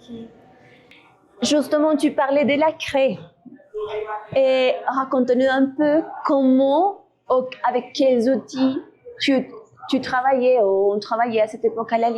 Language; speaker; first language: French; non-native, fluent; Spanish